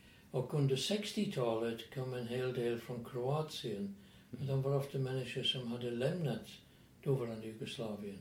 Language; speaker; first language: Swedish; non-native, fluent; English